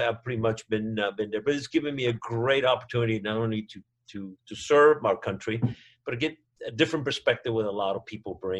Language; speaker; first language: English; non-native, fluent; Spanish